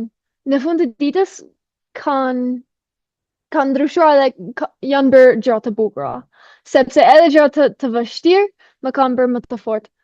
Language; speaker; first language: Albanian; non-native, fluent; English